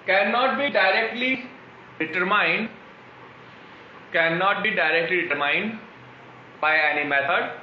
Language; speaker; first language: English; non-native, local second language; Hindi